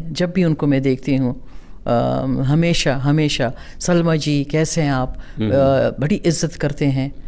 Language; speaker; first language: Urdu; non-native, local second language; Pashto